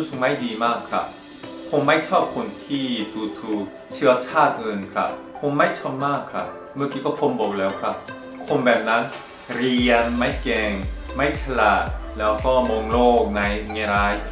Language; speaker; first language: Thai; non-native, fluent; Korean